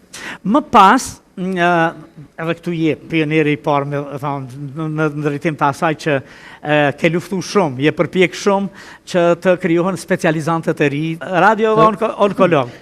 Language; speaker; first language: Albanian; native; Albanian